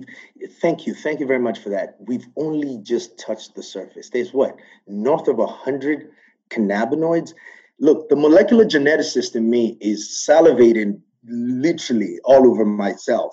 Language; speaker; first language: English; non-native, local second language; Yoruba